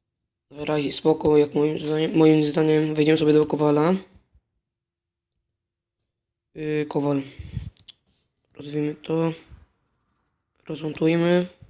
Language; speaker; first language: Polish; native; Polish